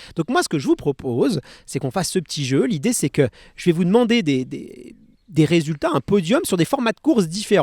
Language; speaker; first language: French; native; French